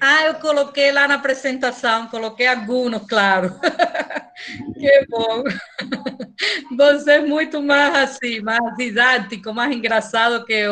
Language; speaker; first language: Portuguese; non-native, fluent; Spanish